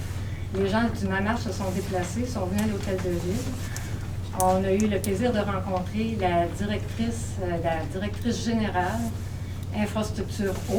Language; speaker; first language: French; native; French